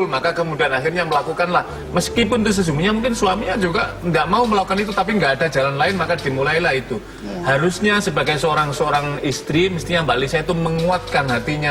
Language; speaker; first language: Indonesian; native; Indonesian